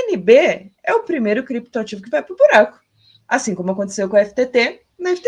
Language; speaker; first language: Portuguese; native; Portuguese